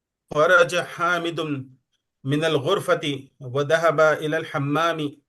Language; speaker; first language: Arabic; non-native, learner; Urdu